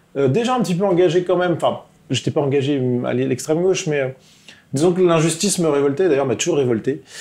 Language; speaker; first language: French; native; French